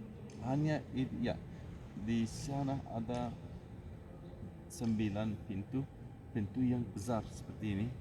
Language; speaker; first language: Indonesian; non-native, learner; Turkish